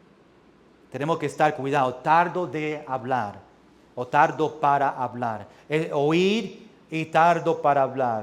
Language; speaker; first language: Spanish; early bilingual, heritage; English